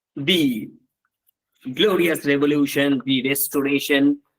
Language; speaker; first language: English; non-native, local second language; Bangla